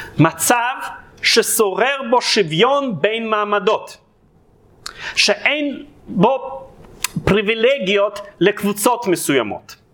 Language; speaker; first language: Hebrew; non-native, fluent; Russian